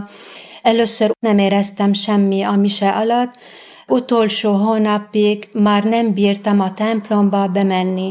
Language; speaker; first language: Hungarian; non-native, fluent; Arabic